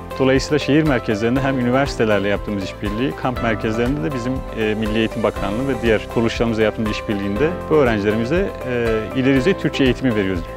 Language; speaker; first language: Turkish; native; Turkish